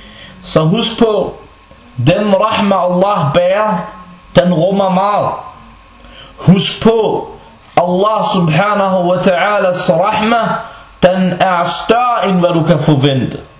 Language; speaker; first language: Danish; non-native, local second language; Arabic